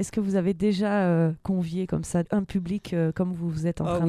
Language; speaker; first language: French; native; French